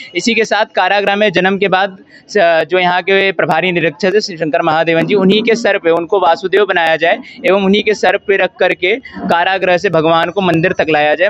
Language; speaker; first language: Hindi; native; Hindi